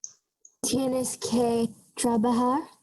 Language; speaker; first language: Spanish; non-native, learner; English